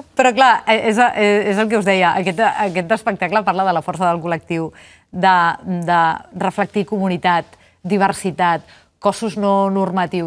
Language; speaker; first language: Catalan; native; Catalan